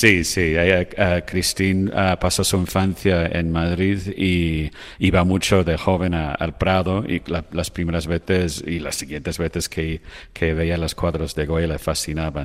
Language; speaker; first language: Spanish; non-native, fluent; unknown